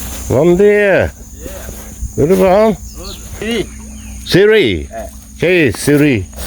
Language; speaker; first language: Portuguese; non-native, learner; English